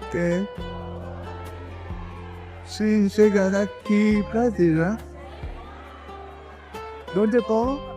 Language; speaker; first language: Portuguese; non-native, learner; Lingala